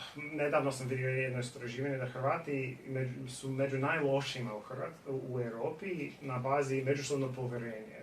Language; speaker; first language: Bosnian; non-native, fluent; English